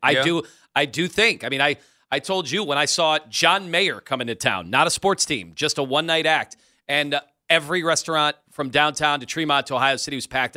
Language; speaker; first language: English; native; English